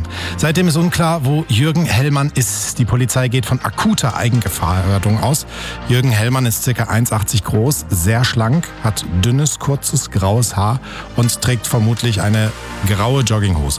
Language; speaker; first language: German; native; German